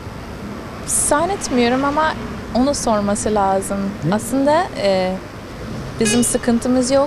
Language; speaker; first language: Turkish; non-native, fluent; English